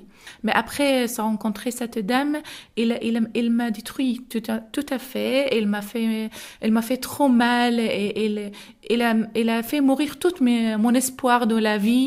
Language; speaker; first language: French; non-native, learner; Arabic